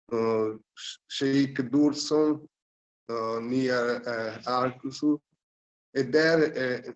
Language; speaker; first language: English; non-native, learner; Italian